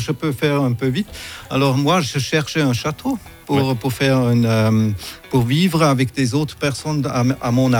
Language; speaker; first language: French; non-native, fluent; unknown